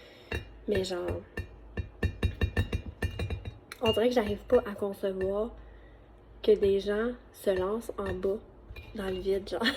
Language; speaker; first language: French; native; French